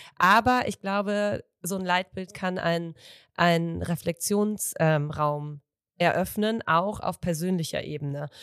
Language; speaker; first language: German; native; German